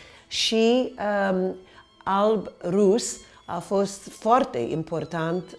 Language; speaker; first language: Romanian; early bilingual, heritage; Romanian